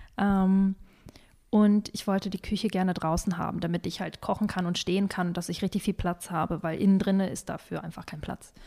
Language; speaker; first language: German; early bilingual, other home language; Russian